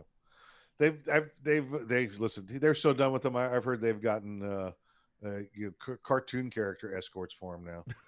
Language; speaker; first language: English; native; English